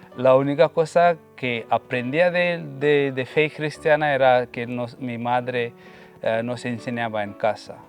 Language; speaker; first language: Spanish; non-native, fluent; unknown